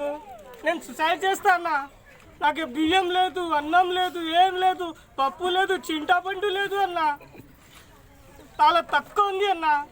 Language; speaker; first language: Telugu; non-native, local second language; Urdu